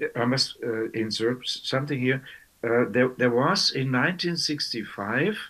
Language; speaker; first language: English; non-native, fluent; German